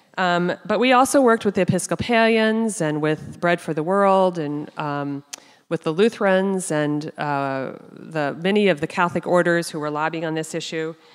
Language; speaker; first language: English; native; English